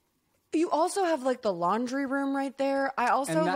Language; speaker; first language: English; native; English